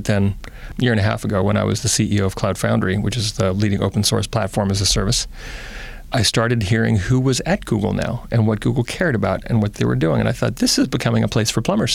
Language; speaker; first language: English; native; English